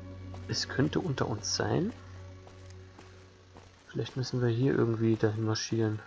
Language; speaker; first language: German; native; German